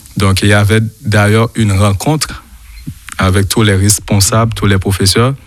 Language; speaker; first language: French; non-native, local second language; Haitian Creole